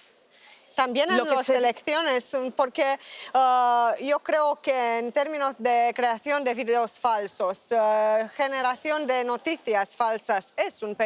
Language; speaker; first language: Spanish; non-native, learner; Romanian